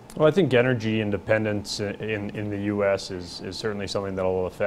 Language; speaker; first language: English; native; English